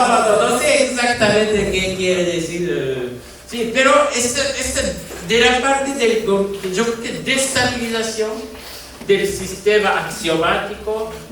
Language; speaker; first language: Spanish; non-native, fluent; Japanese